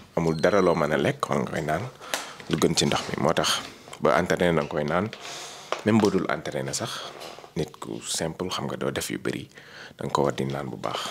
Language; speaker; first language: Wolof; early bilingual, heritage; Wolof